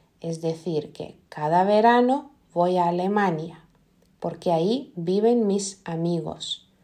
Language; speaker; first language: Spanish; non-native, fluent; Lithuanian